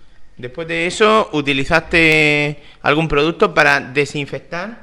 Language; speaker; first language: Spanish; native; Spanish